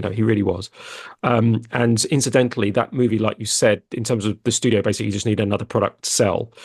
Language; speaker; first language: English; native; English